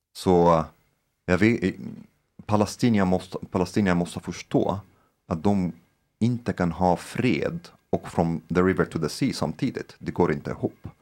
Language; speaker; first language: Swedish; non-native, fluent; Arabic